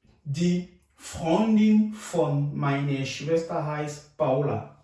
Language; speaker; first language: German; non-native, fluent; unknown